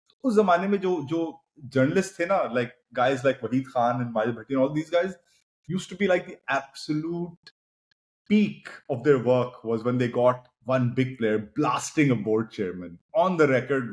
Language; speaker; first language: English; non-native, local second language; Hindi